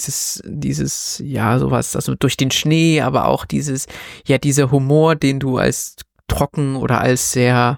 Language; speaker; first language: German; native; German